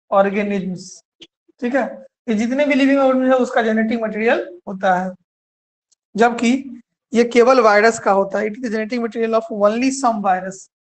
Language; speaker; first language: Hindi; native; Hindi